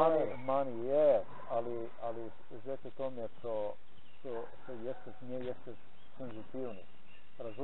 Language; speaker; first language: Polish; non-native, learner; Ukrainian